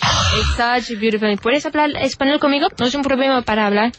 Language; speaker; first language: Spanish; non-native, learner; German